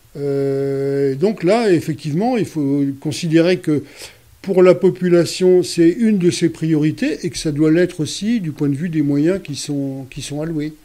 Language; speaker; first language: French; native; French